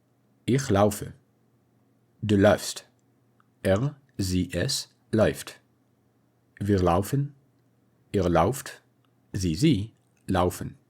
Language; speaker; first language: German; non-native, fluent; English